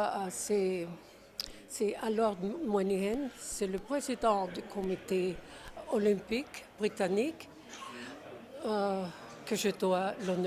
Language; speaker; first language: French; non-native, fluent; Czech